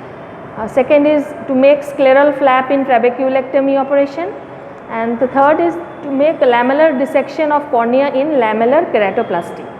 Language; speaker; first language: English; non-native, local second language; Bangla